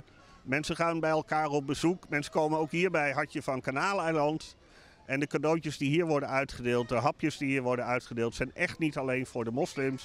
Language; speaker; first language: Dutch; native; Dutch